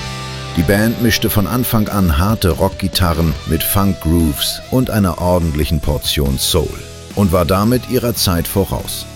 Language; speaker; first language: German; native; German